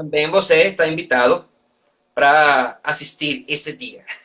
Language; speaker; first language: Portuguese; non-native, learner; Spanish